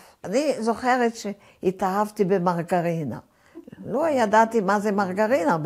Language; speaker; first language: Hebrew; early bilingual, other home language; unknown